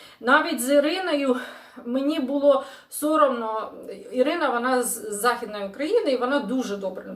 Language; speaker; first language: Ukrainian; non-native, local second language; Russian